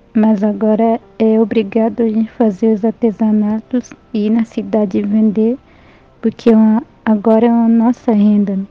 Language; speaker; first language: Portuguese; non-native, local second language; Guarani